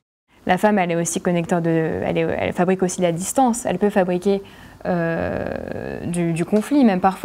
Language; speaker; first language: French; native; French